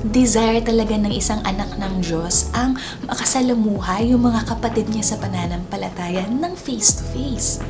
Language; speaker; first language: Filipino; native; Filipino